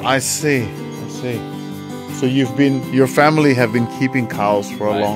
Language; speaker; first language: English; non-native, fluent; Thai